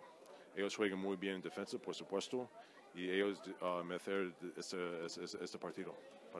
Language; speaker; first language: Spanish; non-native, fluent; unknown